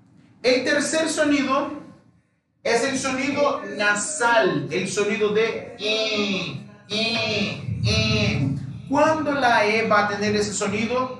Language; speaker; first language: Spanish; non-native, fluent; Portuguese